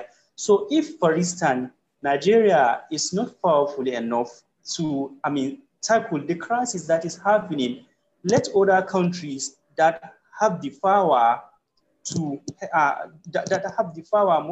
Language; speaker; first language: English; non-native, local second language; Hausa